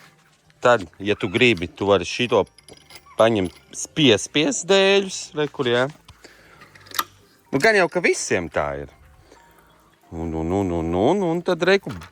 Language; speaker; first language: Latvian; native; Latvian